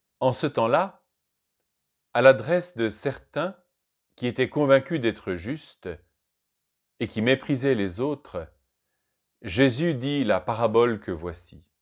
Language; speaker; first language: French; native; French